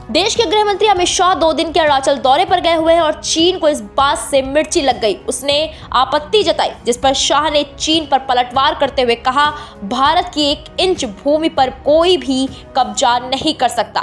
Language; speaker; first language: Hindi; native; Hindi